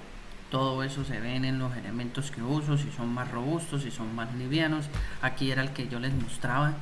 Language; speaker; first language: Spanish; native; Spanish